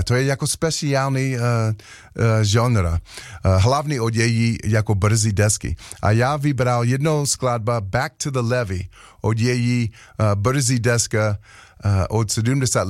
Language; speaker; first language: Czech; non-native, learner; English